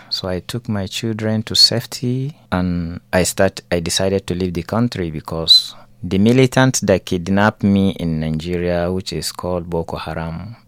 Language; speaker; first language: English; non-native, local second language; Hausa